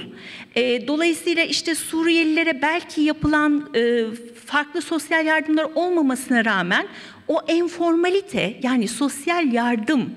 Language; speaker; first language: Turkish; native; Turkish